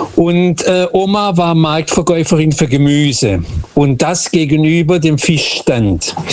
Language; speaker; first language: German; early bilingual, other home language; Portuguese